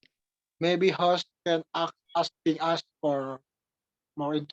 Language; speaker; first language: English; non-native, learner; Indonesian